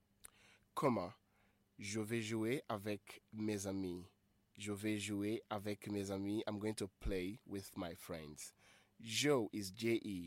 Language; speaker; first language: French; non-native, fluent; Igbo